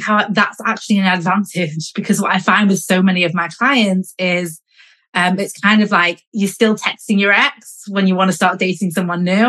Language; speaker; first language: English; native; English